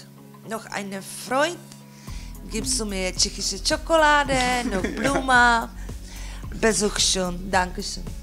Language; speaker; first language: German; non-native, learner; Czech